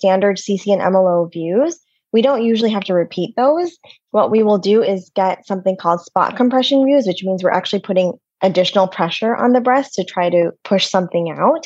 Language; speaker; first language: English; native; English